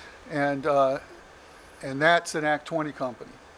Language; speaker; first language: English; native; English